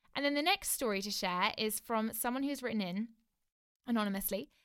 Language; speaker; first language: English; native; English